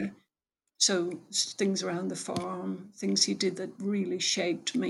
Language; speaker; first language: English; native; English